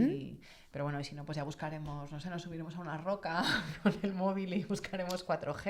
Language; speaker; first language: Spanish; native; Spanish